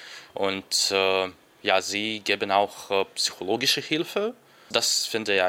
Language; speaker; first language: German; non-native, learner; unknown